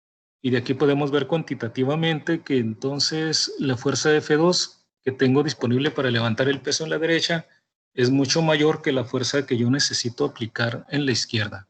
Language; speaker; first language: Spanish; native; Spanish